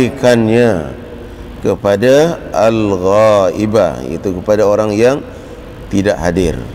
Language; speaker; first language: Malay; native; Malay